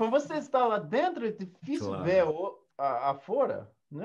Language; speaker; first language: Portuguese; non-native, learner; English